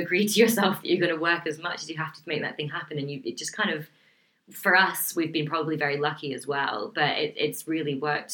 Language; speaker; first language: English; native; English